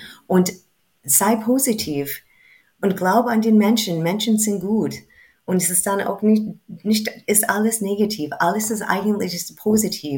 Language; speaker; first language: German; non-native, fluent; English